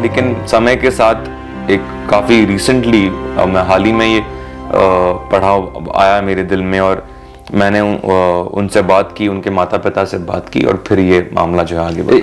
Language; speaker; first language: Hindi; native; Hindi